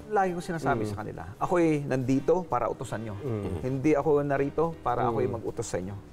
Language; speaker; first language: Filipino; non-native, local second language; Maguindanaon